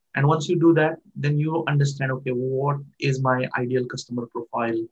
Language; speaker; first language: English; non-native, local second language; Marathi